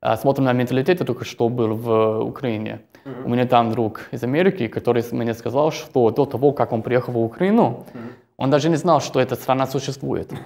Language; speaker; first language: Russian; non-native, fluent; English